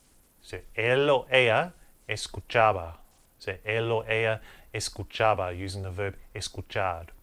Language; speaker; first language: Spanish; non-native, fluent; English